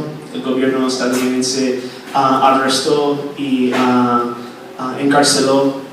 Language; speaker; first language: Spanish; non-native, fluent; English